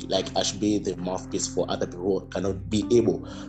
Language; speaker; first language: English; non-native, local second language; Nyanja